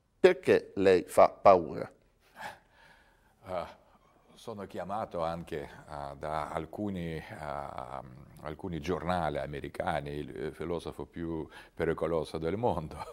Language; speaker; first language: Italian; non-native, learner; Russian